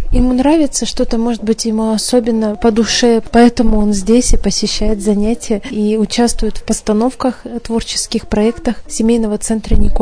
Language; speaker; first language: Russian; native; Russian